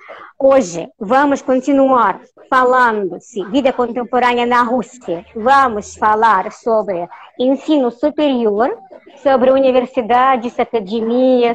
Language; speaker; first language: Portuguese; non-native, fluent; Russian